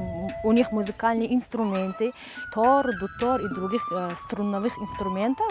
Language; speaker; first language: Russian; non-native, local second language; Tajik